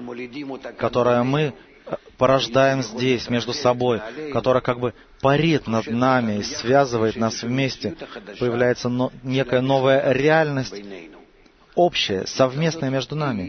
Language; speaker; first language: Russian; native; Russian